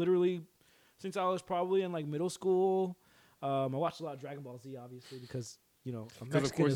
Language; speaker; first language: English; early bilingual, other home language; Spanish